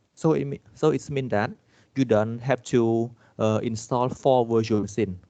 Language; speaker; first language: English; non-native, fluent; Khmer